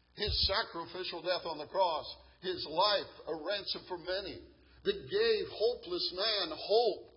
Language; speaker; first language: English; native; English